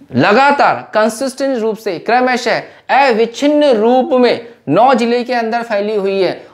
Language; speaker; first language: Hindi; native; Hindi